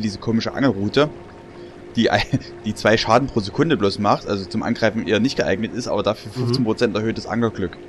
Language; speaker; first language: German; native; German